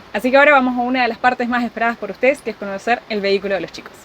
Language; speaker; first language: Spanish; native; Spanish